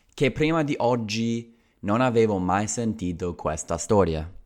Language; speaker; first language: Italian; non-native, fluent; English